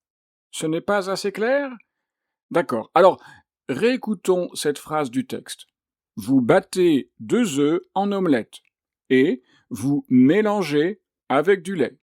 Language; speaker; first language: French; native; French